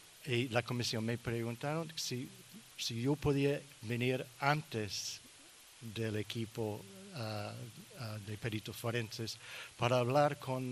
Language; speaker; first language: Spanish; non-native, learner; English